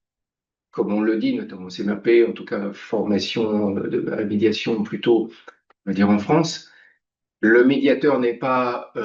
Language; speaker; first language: French; native; French